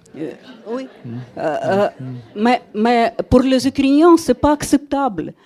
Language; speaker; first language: French; non-native, fluent; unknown